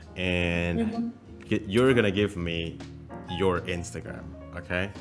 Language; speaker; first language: English; non-native, fluent; Indonesian